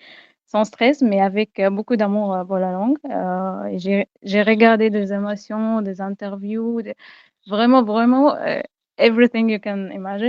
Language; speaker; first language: French; non-native, fluent; Arabic